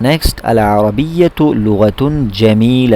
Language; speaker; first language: Arabic; non-native, fluent; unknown